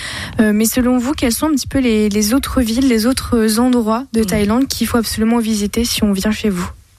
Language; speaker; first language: French; native; French